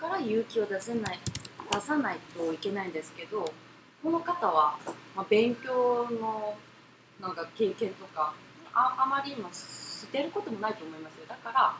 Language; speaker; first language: Japanese; non-native, fluent; Korean